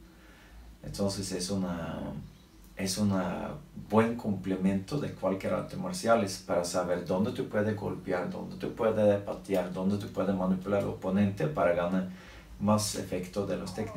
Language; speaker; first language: Spanish; non-native, learner; Norwegian